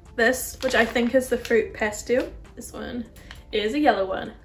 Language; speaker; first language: English; native; English